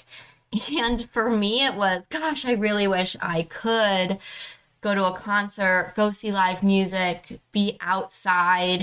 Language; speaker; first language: English; native; English